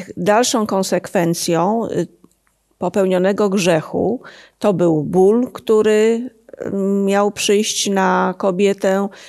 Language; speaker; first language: Polish; native; Polish